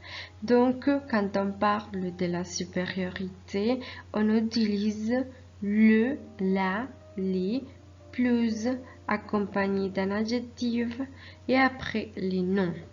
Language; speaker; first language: French; non-native, fluent; Spanish